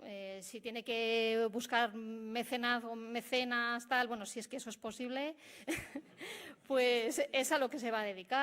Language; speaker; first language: Spanish; native; Spanish